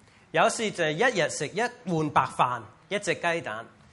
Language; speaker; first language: Cantonese; non-native, fluent; English